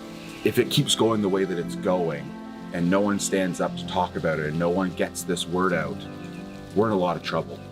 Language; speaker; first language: English; native; English